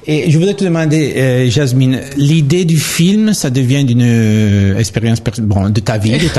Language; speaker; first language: French; non-native, fluent; Italian